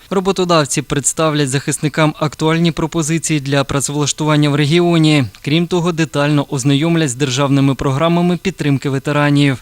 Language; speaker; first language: Ukrainian; native; Ukrainian